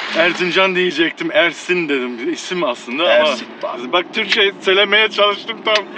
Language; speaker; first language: Turkish; early bilingual, heritage; Turkish